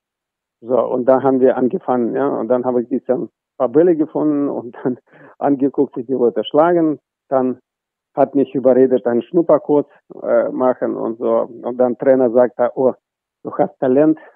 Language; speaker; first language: German; non-native, fluent; Russian